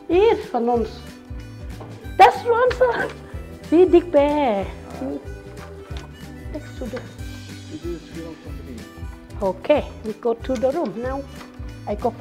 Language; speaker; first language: English; non-native, learner; Thai